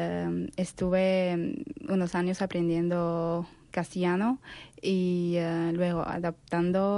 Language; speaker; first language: Spanish; non-native, learner; Arabic